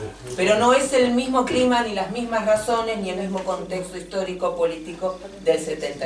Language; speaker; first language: Spanish; native; Spanish